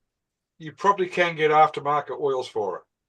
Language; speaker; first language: English; native; English